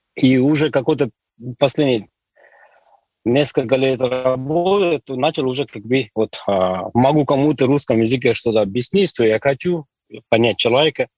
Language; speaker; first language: Russian; non-native, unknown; Hindi